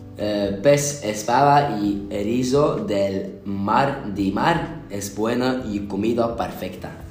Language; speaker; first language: Spanish; non-native, learner; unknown